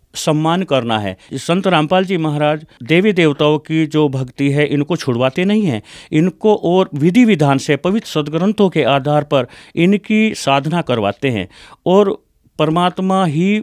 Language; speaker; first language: Hindi; native; Hindi